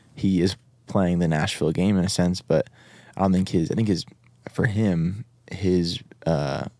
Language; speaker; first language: English; native; English